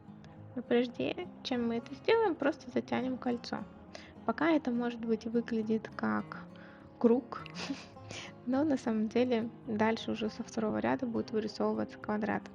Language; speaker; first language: Russian; native; Russian